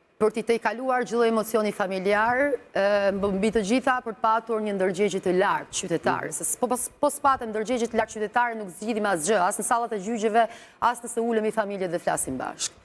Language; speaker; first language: Albanian; native; Albanian